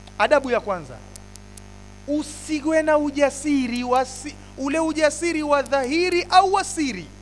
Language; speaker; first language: Swahili; native; Swahili